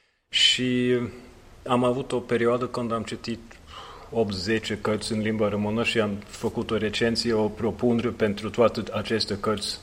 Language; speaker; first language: Romanian; non-native, fluent; Norwegian